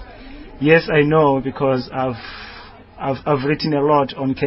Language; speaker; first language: English; non-native, local second language; Xhosa